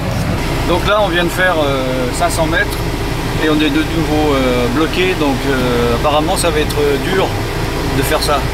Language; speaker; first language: French; native; French